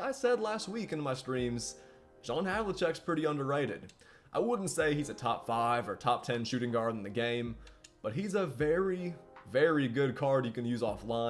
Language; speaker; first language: English; native; English